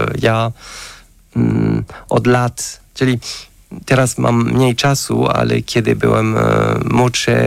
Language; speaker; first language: Polish; non-native, fluent; French